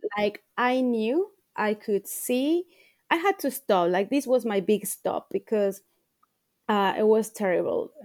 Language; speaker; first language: English; non-native, fluent; Spanish